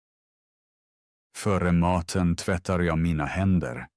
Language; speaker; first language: Swedish; non-native, fluent; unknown